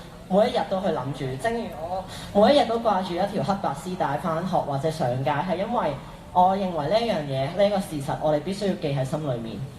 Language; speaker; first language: Cantonese; native; Cantonese